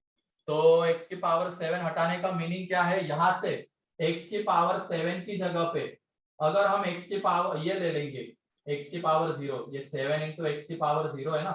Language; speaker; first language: Hindi; native; Hindi